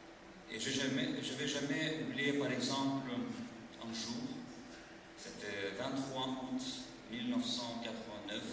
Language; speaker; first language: French; non-native, fluent; Lithuanian